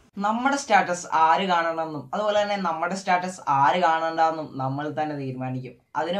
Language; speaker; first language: Malayalam; native; Malayalam